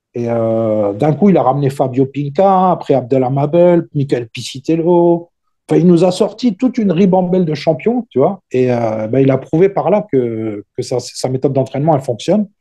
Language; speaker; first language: French; native; French